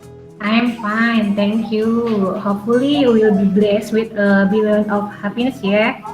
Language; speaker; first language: English; non-native, learner; Indonesian